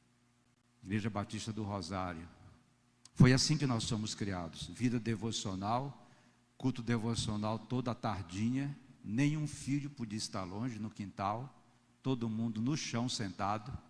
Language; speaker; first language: Portuguese; native; Portuguese